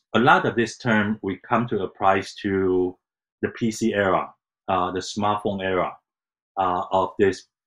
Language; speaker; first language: English; non-native, fluent; Chinese